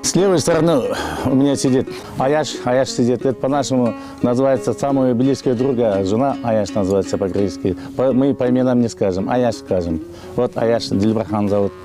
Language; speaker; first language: Russian; non-native, local second language; Kyrgyz